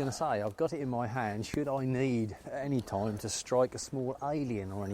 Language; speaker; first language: English; native; English